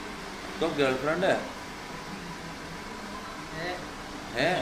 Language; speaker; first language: Hindi; non-native, local second language; Malayalam